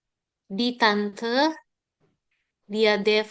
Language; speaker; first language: German; non-native, learner; Indonesian